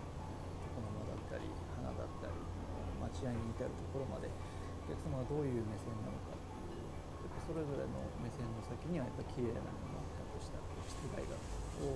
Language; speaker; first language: Japanese; native; Japanese